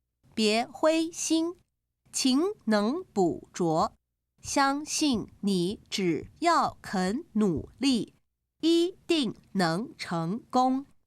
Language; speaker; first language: Chinese; native; Chinese